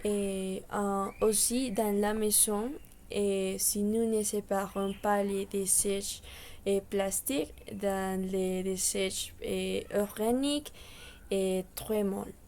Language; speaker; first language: French; non-native, learner; Spanish